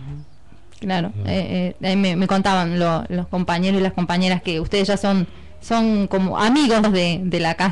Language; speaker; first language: Spanish; native; Spanish